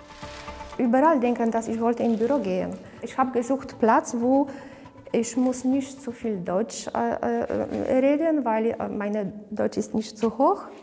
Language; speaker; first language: German; non-native, learner; Polish